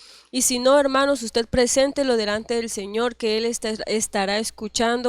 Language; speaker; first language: Spanish; native; Spanish